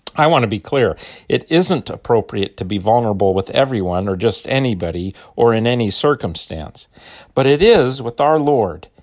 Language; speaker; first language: English; native; English